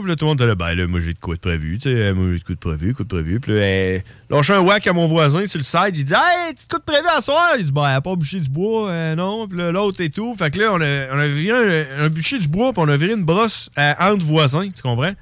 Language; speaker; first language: French; native; French